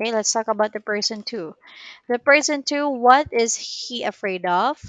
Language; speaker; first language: English; non-native, local second language; Filipino